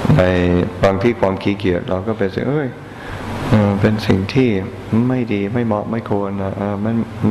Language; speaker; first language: Thai; non-native, fluent; English